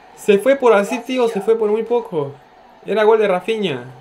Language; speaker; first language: Spanish; non-native, fluent; Turkish